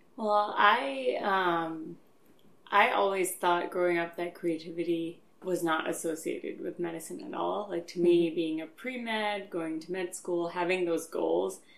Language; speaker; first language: English; native; English